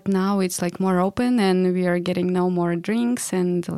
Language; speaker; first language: English; non-native, fluent; Russian